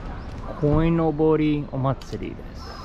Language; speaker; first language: Japanese; non-native, learner; English